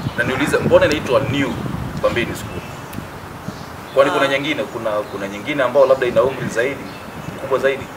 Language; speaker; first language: Swahili; non-native, local second language; Kikuyu